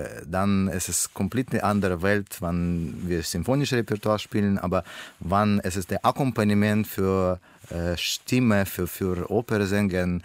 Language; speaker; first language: German; non-native, learner; Russian